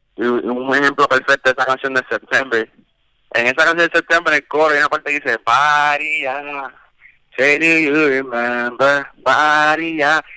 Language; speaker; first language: Spanish; early bilingual, heritage; Spanish